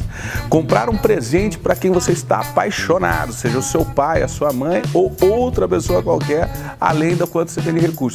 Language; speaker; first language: Portuguese; native; Portuguese